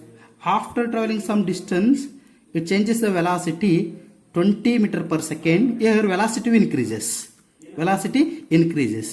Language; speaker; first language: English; non-native, local second language; Kannada